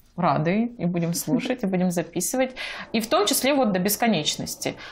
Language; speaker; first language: Russian; native; Russian